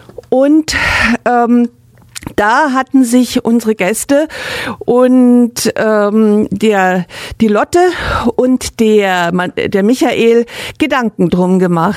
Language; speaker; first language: German; native; German